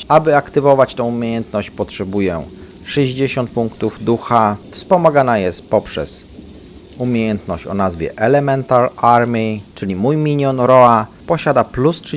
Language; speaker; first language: Polish; native; Polish